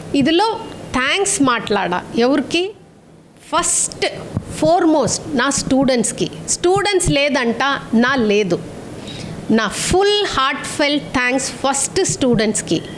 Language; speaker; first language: Telugu; non-native, learner; Tamil